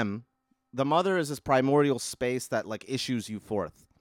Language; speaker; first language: English; native; English